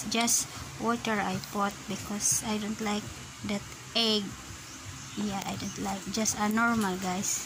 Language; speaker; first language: English; non-native, learner; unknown